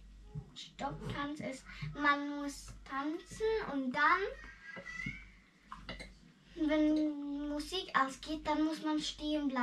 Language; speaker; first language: German; early bilingual, other home language; Thai